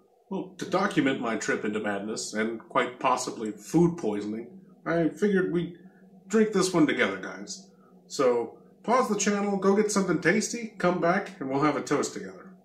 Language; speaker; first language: English; native; English